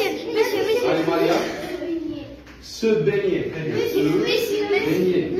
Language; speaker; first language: French; non-native, local second language; Arabic